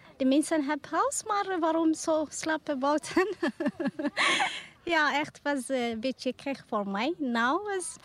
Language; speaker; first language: Dutch; non-native, learner; Tigrinya